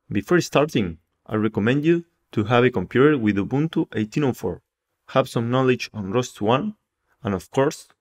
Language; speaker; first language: English; non-native, fluent; Spanish